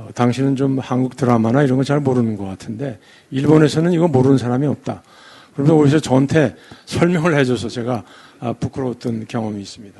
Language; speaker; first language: Korean; native; Korean